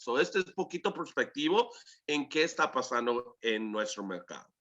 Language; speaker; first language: Spanish; early bilingual, heritage; English